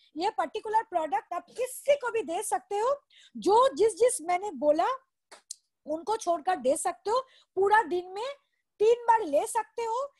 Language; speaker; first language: Hindi; non-native, local second language; Bangla